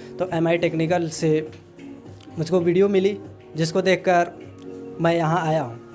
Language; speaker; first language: Hindi; non-native, local second language; Bhojpuri